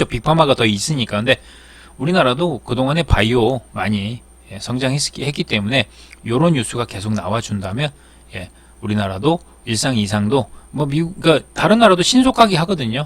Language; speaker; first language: Korean; native; Korean